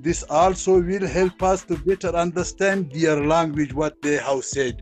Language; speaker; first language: English; non-native, learner; Persian